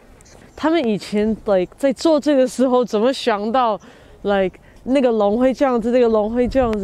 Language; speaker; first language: Chinese; non-native, fluent; English